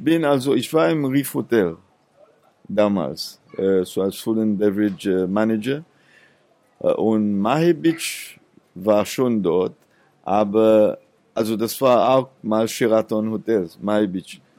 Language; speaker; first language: German; non-native, fluent; Seselwa Creole French